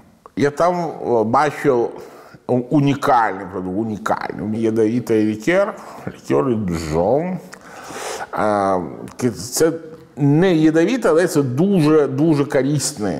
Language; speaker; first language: Ukrainian; non-native, learner; Italian